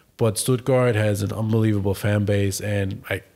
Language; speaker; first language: English; non-native, fluent; German